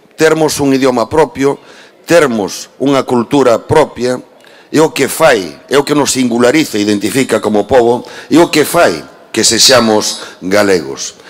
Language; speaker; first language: Galician; native; Galician